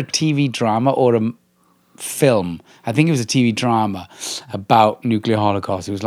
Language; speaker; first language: English; native; English